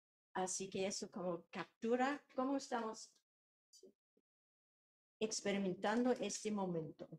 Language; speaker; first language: Spanish; non-native, fluent; English